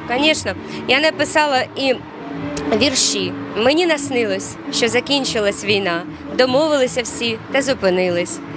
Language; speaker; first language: Ukrainian; non-native, local second language; Russian